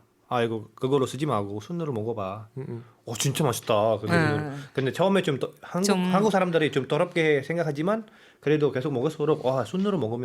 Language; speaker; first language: Korean; non-native, fluent; Indonesian